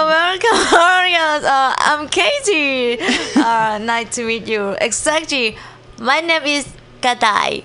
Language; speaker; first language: English; non-native, learner; Thai